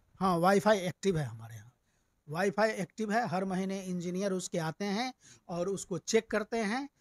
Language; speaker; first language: Hindi; native; Hindi